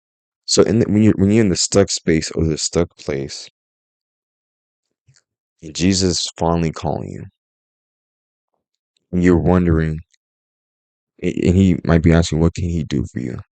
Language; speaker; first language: English; native; English